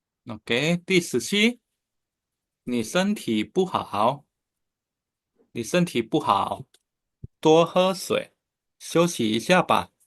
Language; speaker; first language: Chinese; non-native, fluent; Indonesian